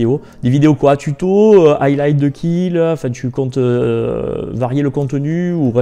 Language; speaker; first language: French; native; French